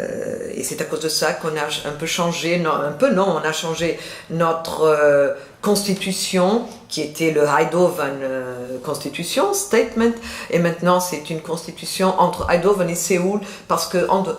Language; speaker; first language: French; non-native, fluent; Portuguese